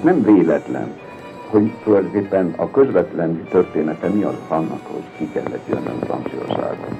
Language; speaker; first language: Hungarian; native; Hungarian